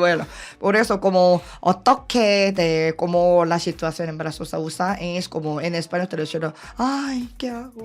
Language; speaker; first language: Spanish; non-native, learner; Korean